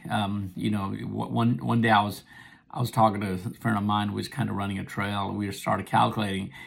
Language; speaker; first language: English; non-native, local second language; Nepali